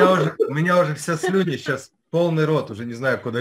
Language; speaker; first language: Russian; native; Russian